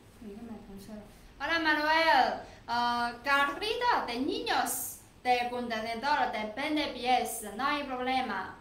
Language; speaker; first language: Spanish; non-native, learner; Chinese